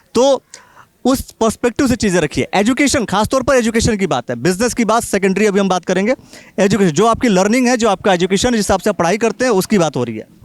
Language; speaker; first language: Hindi; native; Hindi